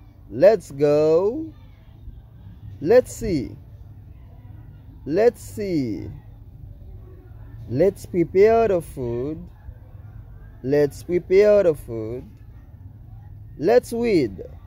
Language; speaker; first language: English; non-native, fluent; Haitian Creole